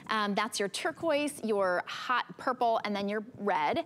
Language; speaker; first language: English; native; English